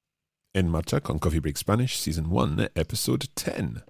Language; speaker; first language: Spanish; non-native, fluent; English